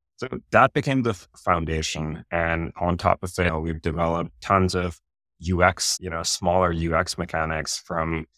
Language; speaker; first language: English; non-native, local second language; Urdu